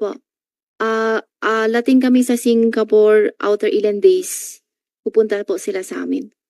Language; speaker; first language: Filipino; non-native, learner; Chinese